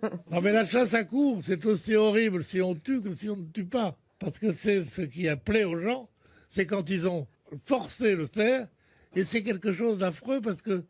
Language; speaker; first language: French; native; French